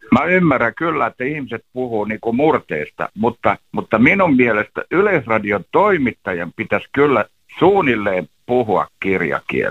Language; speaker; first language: Finnish; native; Finnish